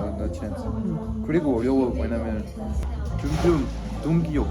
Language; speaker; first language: Korean; non-native, learner; French